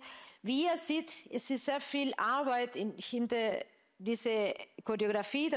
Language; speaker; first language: German; non-native, fluent; Spanish